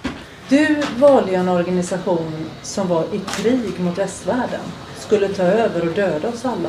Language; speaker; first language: Swedish; native; Swedish